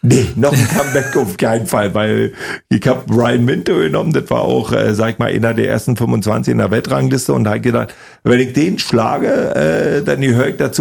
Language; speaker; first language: German; native; German